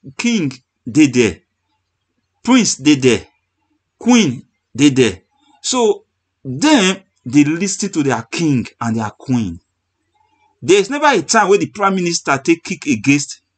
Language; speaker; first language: Nigerian Pidgin; non-native, local second language; Bini